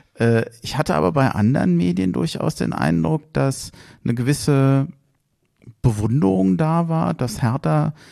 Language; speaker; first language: German; native; German